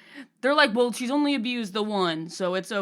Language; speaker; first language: English; native; English